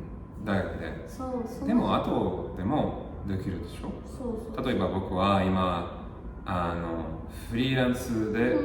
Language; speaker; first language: Japanese; non-native, learner; English